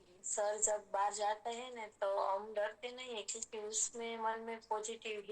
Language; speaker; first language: Hindi; native; Hindi